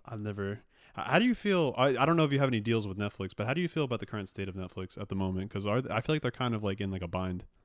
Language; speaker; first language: English; native; English